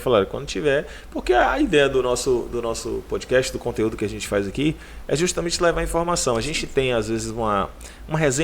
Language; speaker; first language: Portuguese; native; Portuguese